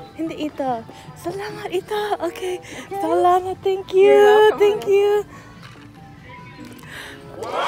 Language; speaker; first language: Filipino; early bilingual, heritage; English